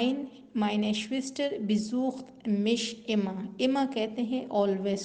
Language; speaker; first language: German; non-native, learner; Urdu